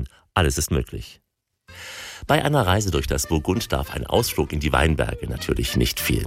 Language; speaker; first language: German; native; German